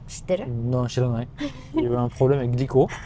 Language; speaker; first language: French; native; French